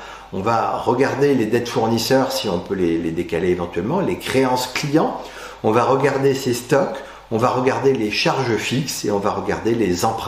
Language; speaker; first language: French; native; French